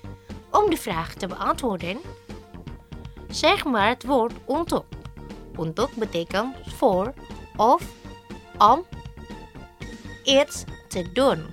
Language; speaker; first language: Dutch; non-native, learner; Indonesian